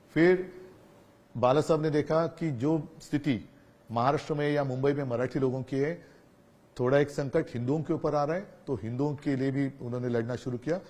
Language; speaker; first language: Hindi; non-native, local second language; Marathi